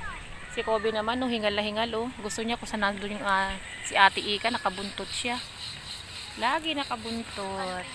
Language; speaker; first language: Filipino; native; Filipino